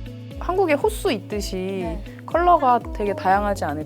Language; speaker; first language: Korean; native; Korean